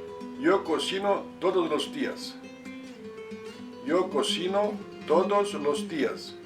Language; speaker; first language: Spanish; non-native, fluent; English